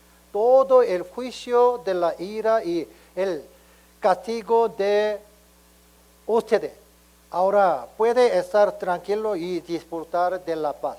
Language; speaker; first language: Spanish; non-native, learner; Korean